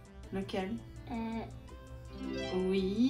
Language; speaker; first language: French; native; French